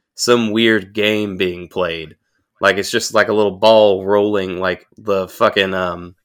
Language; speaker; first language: English; native; English